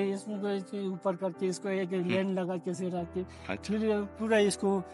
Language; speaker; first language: Hindi; native; Hindi